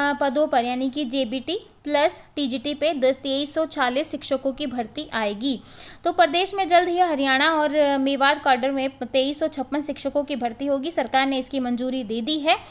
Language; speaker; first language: Hindi; native; Hindi